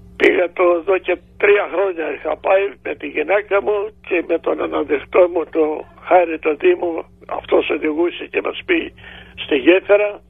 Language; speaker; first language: Greek; native; Greek